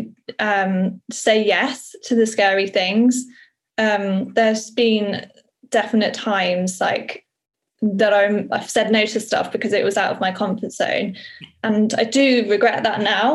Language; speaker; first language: English; native; English